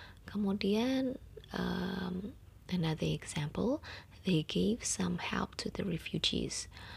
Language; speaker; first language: English; non-native, fluent; Indonesian